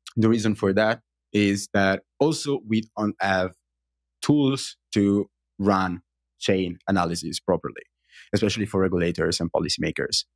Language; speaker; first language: English; non-native, fluent; Italian